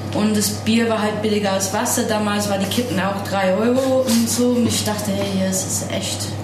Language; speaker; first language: German; non-native, fluent; English